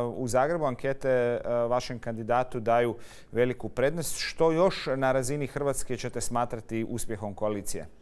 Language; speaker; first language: Croatian; native; Croatian